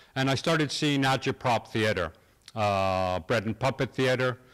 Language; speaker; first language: English; native; English